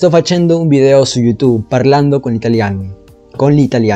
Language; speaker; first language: Italian; non-native, learner; Spanish